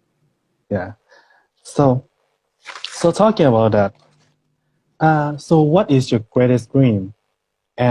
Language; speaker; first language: English; non-native, fluent; Thai